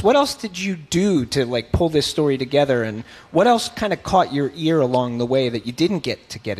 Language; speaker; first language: English; native; English